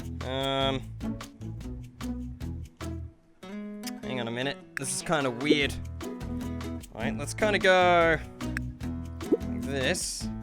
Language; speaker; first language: English; native; English